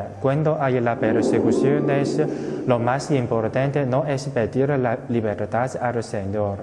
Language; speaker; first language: Spanish; non-native, fluent; Chinese